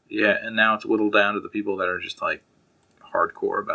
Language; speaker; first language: English; native; English